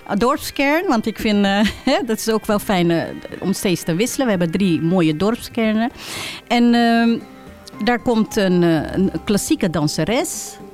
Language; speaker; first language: Dutch; early bilingual, other home language; Caribbean Hindustani